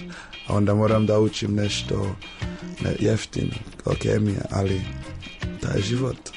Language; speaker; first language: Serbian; non-native, learner; English